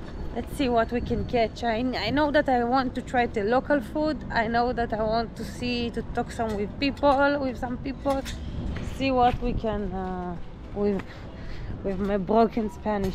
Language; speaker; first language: English; non-native, learner; Hebrew